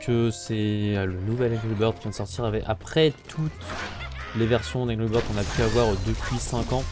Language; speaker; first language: French; native; French